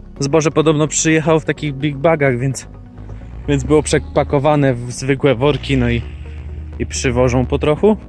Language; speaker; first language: Polish; native; Polish